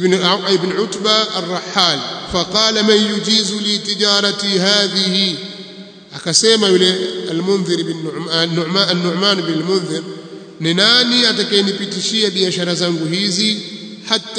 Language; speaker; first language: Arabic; non-native, fluent; Swahili